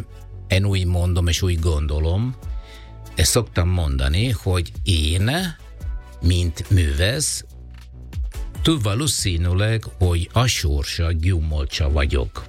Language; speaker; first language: Hungarian; non-native, learner; Italian